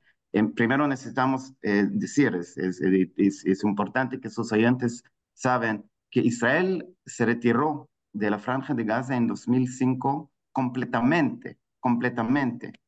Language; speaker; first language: Spanish; non-native, fluent; Hebrew